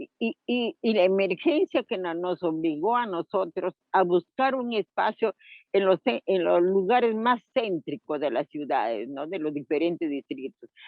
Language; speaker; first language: Spanish; native; Spanish